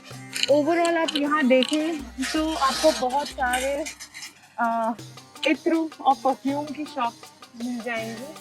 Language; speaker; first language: Hindi; native; Hindi